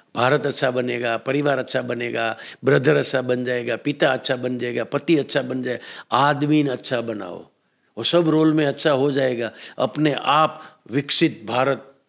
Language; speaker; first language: Hindi; non-native, local second language; Gujarati